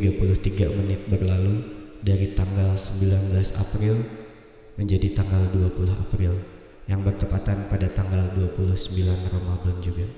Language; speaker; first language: Indonesian; native; Indonesian